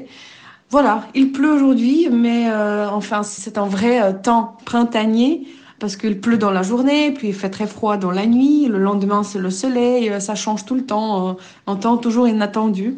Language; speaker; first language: French; non-native, fluent; Ukrainian